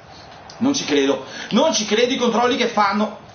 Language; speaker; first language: Italian; native; Italian